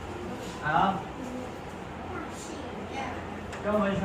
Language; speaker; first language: Chinese; non-native, learner; Lao